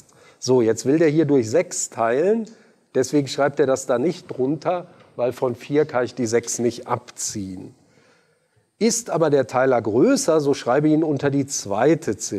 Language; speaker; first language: German; native; German